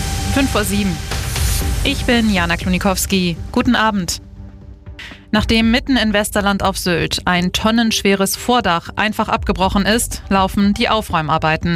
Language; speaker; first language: German; native; German